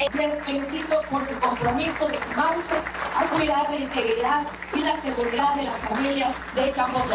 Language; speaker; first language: Spanish; native; Spanish